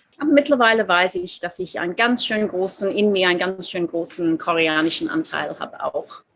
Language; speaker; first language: German; non-native, fluent; English